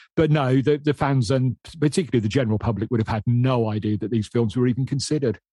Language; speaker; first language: English; native; English